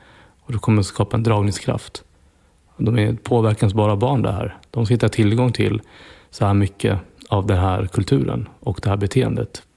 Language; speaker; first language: Swedish; native; Swedish